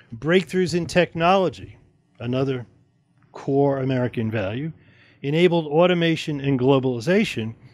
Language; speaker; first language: English; native; English